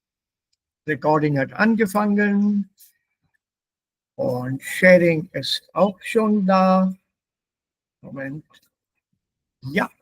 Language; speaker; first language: German; non-native, fluent; Hindi